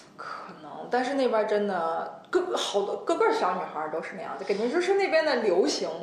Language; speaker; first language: Chinese; native; Chinese